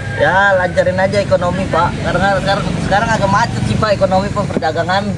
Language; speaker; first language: Indonesian; native; Indonesian